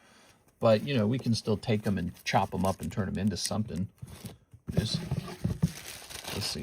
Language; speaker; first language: English; native; English